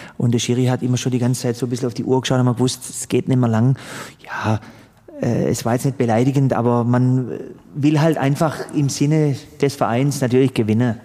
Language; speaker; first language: German; early bilingual, other home language; Croatian